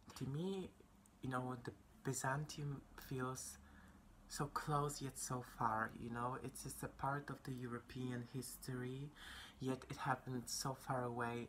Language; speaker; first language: English; non-native, fluent; Polish